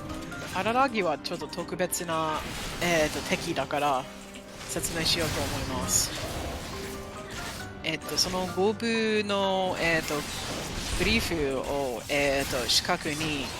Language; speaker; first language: Japanese; non-native, fluent; English